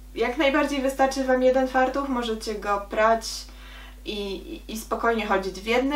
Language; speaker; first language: Polish; native; Polish